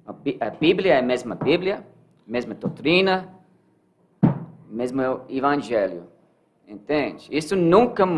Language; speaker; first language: Portuguese; non-native, learner; English